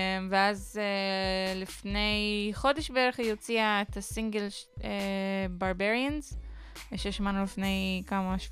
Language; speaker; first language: Hebrew; non-native, local second language; Arabic